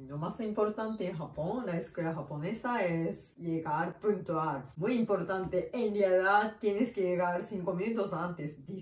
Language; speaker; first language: Spanish; non-native, learner; Japanese